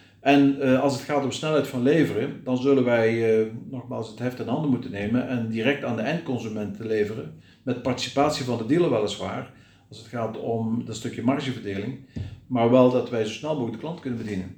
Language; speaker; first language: Dutch; native; Dutch